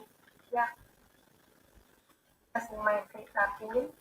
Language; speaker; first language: English; non-native, learner; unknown